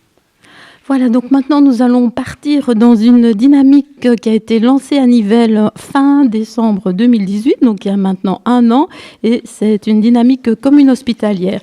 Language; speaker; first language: French; native; French